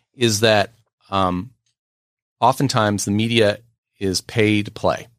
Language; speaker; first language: English; native; English